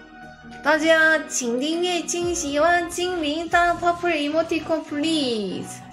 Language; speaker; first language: Chinese; non-native, learner; Korean